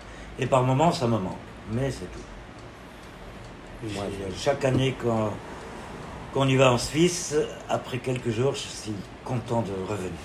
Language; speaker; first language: French; non-native, local second language; German